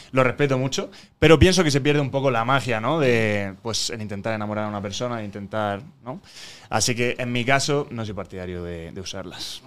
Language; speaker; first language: Spanish; native; Spanish